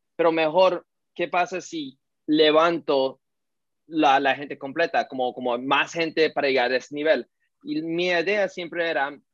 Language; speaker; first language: Spanish; early bilingual, heritage; Spanish